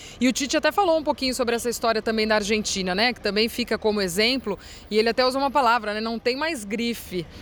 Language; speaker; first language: Portuguese; native; Portuguese